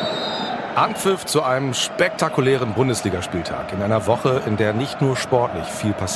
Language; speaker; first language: German; native; German